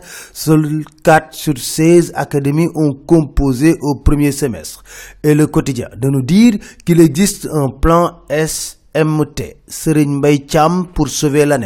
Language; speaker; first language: French; non-native, local second language; Wolof